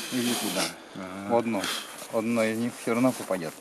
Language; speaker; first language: Russian; native; Russian